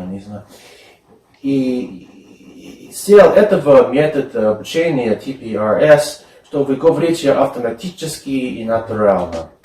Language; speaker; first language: Russian; non-native, fluent; English